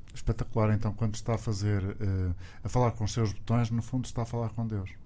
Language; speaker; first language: Portuguese; native; Portuguese